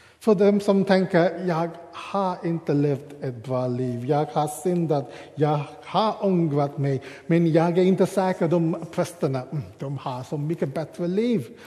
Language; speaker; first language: Swedish; non-native, fluent; English